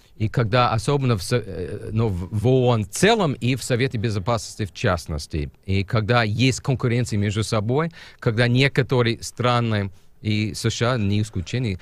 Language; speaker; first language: Russian; non-native, fluent; English